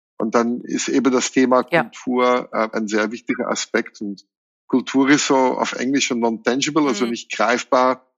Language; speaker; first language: German; non-native, fluent; Dutch